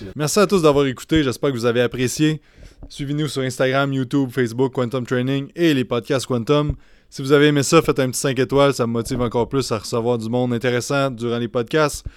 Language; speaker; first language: French; native; French